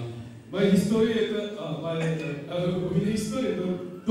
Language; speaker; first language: Russian; non-native, learner; Korean